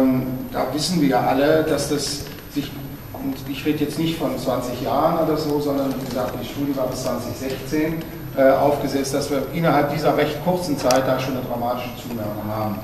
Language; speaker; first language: German; native; German